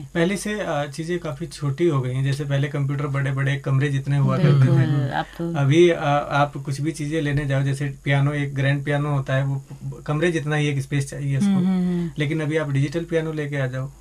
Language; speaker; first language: Hindi; native; Hindi